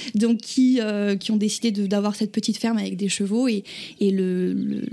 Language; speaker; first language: French; native; French